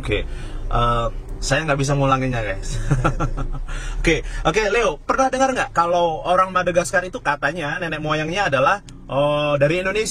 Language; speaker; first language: Indonesian; native; Indonesian